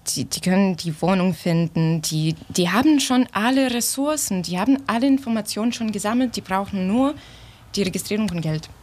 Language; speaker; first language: German; non-native, fluent; Ukrainian